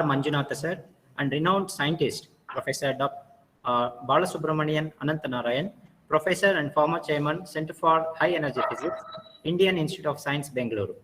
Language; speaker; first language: English; non-native, local second language; Kannada